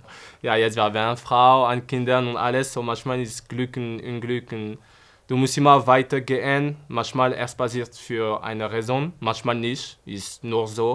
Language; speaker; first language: German; non-native, fluent; French